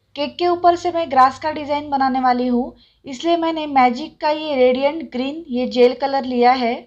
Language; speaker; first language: Hindi; non-native, local second language; Marathi